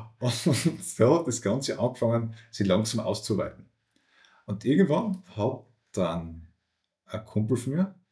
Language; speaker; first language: German; native; German